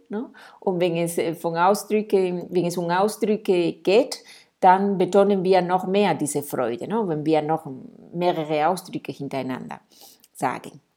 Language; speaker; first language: German; non-native, fluent; Spanish